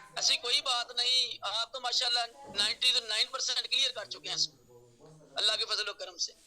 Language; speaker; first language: Urdu; non-native, local second language; Punjabi